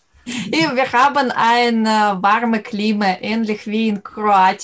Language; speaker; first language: German; non-native, learner; Russian